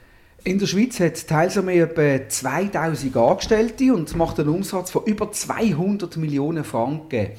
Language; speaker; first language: German; native; German